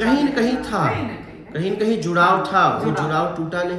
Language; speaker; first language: Hindi; native; Hindi